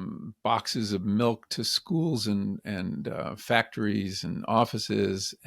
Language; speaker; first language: English; native; English